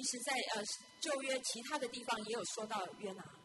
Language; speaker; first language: Chinese; native; Chinese